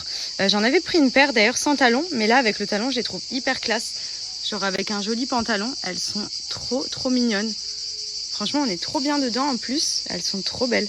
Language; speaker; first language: French; native; French